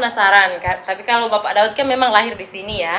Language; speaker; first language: Indonesian; native; Indonesian